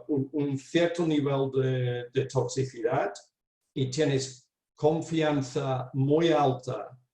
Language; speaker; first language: Spanish; non-native, fluent; English